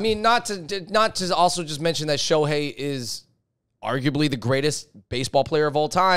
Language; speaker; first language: English; native; English